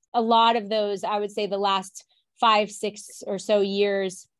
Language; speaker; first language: English; native; English